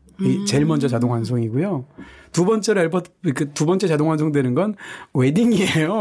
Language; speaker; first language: Korean; native; Korean